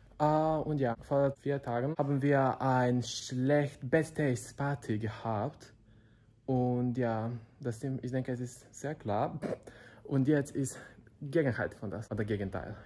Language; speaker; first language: German; non-native, learner; Serbian